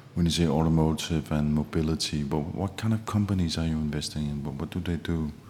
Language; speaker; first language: English; non-native, fluent; Danish